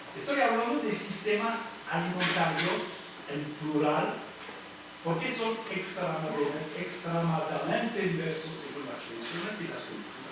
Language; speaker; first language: Spanish; non-native, learner; French